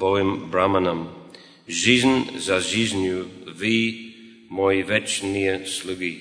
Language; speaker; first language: Russian; non-native, fluent; English